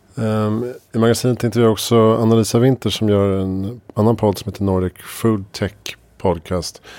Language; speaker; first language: Swedish; native; Swedish